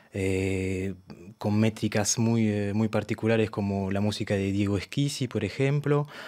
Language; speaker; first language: Spanish; early bilingual, heritage; Spanish